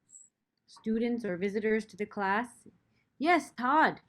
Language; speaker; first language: English; native; English